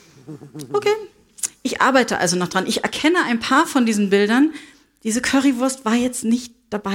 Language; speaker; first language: German; native; German